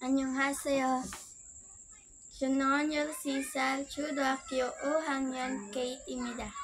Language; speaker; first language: Korean; non-native, learner; Cebuano